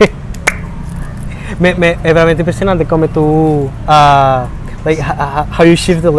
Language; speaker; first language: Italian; non-native, learner; Spanish